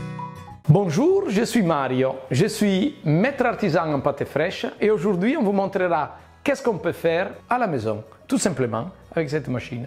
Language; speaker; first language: French; non-native, fluent; Italian